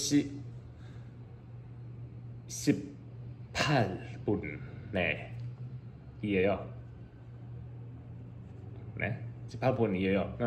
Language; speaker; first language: Korean; non-native, learner; English